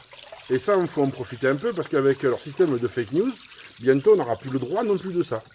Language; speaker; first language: French; native; French